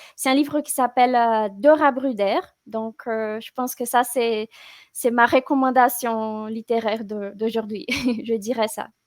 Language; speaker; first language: French; non-native, fluent; Portuguese